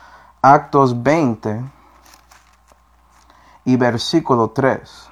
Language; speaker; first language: Spanish; non-native, fluent; English